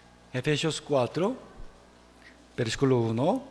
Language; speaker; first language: Spanish; non-native, fluent; Korean